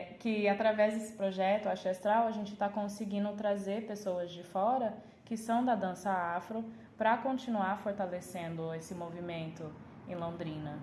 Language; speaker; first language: Portuguese; early bilingual, heritage; Portuguese